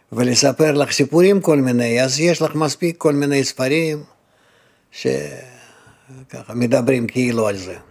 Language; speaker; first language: Hebrew; non-native, fluent; Russian